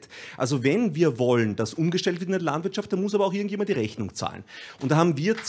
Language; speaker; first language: German; native; German